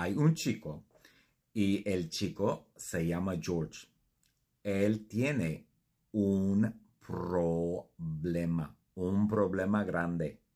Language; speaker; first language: Spanish; non-native, fluent; English